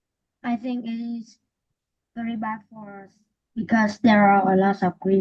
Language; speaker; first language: English; non-native, learner; Vietnamese